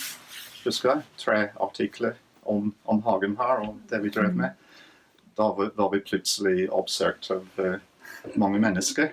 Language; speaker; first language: Norwegian; non-native, fluent; English